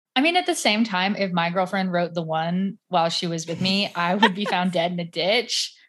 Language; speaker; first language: English; native; English